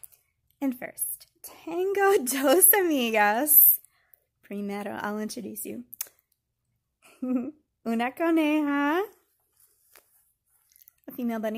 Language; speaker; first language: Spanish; non-native, fluent; English